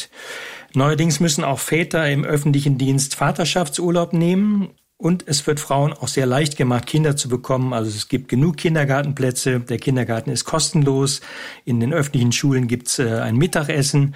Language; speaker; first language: German; native; German